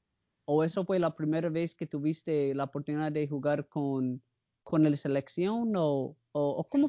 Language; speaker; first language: Spanish; non-native, learner; English